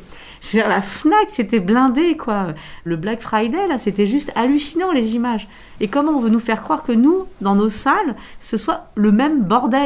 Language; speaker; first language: French; native; French